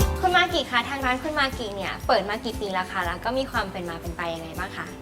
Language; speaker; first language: Thai; native; Thai